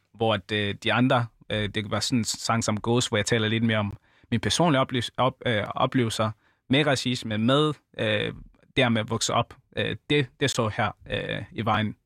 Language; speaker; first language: Danish; early bilingual, other home language; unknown